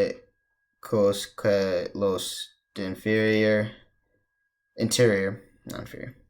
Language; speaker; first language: Spanish; non-native, learner; English